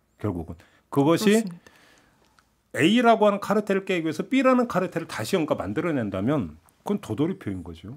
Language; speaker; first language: Korean; native; Korean